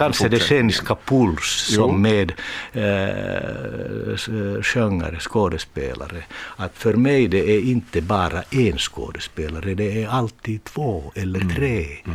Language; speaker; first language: Swedish; non-native, learner; Finnish